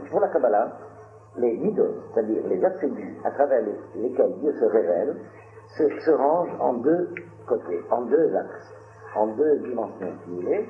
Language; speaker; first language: French; native; French